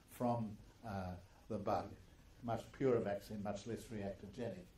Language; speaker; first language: English; early bilingual, other home language; German